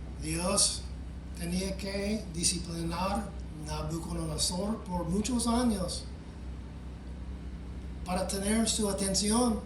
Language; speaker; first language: Spanish; non-native, fluent; English